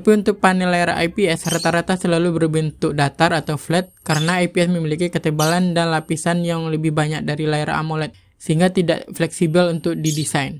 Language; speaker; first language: Indonesian; native; Indonesian